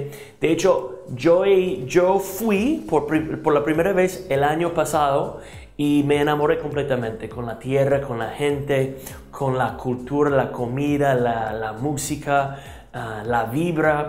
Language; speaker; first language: Spanish; non-native, fluent; English